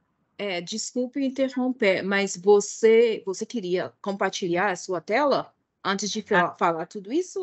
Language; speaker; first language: Portuguese; non-native, fluent; English